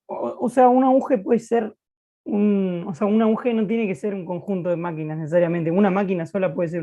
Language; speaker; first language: Spanish; native; Spanish